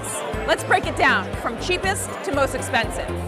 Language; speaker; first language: English; native; English